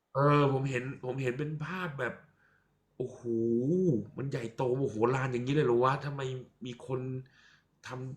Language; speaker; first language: Thai; native; Thai